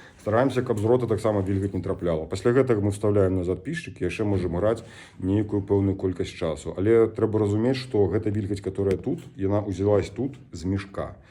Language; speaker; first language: Belarusian; native; Belarusian